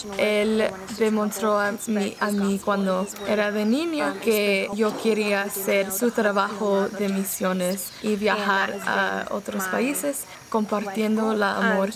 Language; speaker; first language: Spanish; non-native, learner; English